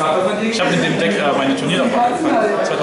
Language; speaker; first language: German; native; German